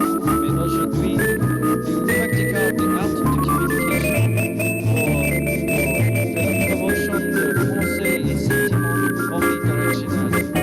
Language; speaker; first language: French; non-native, learner; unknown